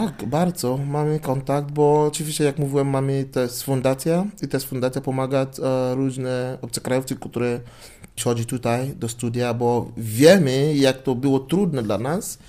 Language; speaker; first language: Polish; non-native, learner; English